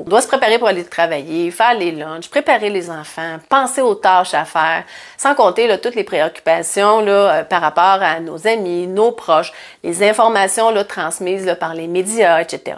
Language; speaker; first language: French; native; French